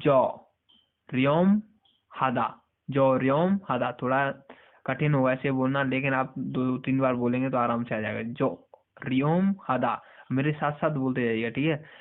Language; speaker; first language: Hindi; native; Hindi